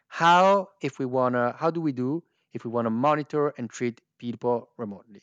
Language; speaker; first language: English; non-native, fluent; Italian